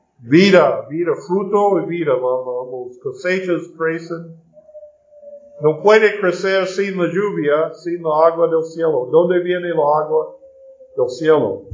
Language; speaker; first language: Spanish; non-native, learner; English